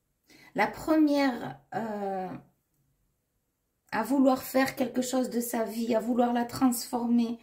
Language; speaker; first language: French; native; French